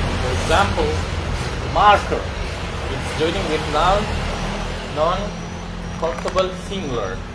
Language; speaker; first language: English; non-native, learner; Indonesian